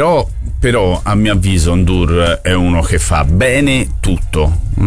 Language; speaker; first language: Italian; native; Italian